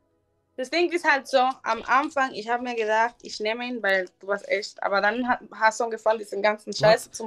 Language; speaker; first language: German; non-native, learner; Spanish